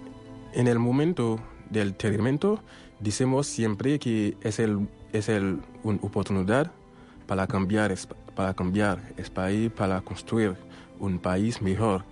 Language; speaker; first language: Spanish; non-native, local second language; Haitian Creole